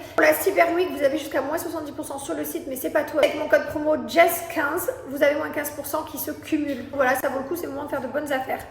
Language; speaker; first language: French; native; French